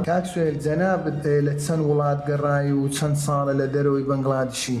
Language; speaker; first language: Central Kurdish; native; Central Kurdish